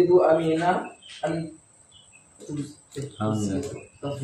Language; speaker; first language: Arabic; non-native, learner; Indonesian